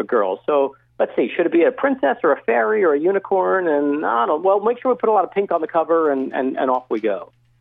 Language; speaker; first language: English; native; English